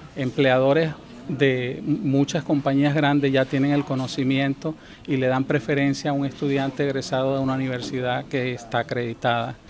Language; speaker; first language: Spanish; native; Spanish